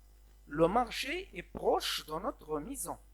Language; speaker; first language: French; non-native, local second language; Arabic